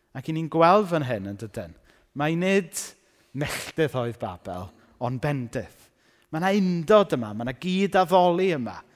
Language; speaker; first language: Welsh; native; Welsh